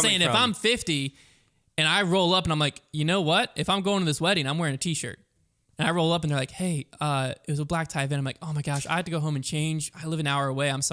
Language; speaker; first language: English; native; English